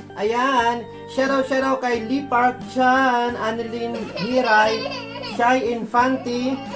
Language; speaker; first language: Filipino; non-native, local second language; Waray